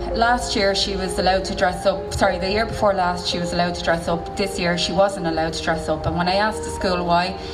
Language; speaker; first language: English; native; English